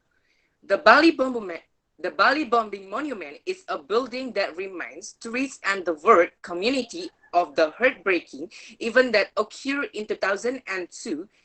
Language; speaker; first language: English; non-native, learner; Indonesian